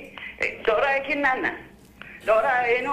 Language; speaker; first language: Greek; non-native, learner; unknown